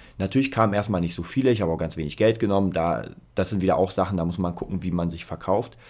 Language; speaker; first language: German; early bilingual, other home language; Polish